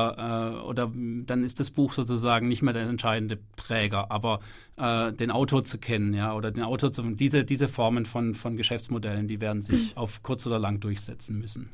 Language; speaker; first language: German; native; German